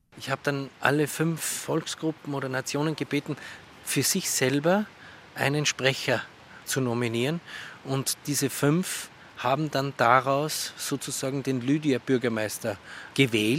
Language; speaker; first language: German; native; German